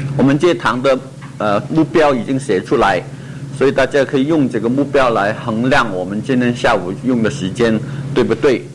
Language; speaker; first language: Chinese; non-native, local second language; Cantonese